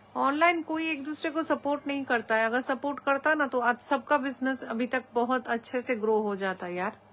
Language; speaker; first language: Hindi; non-native, local second language; Bangla